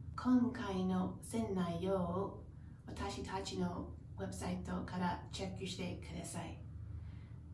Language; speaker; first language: Japanese; non-native, learner; English